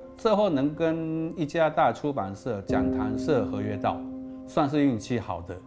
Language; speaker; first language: Chinese; non-native, fluent; Japanese